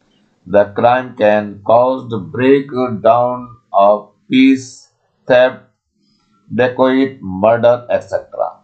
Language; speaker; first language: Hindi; native; Hindi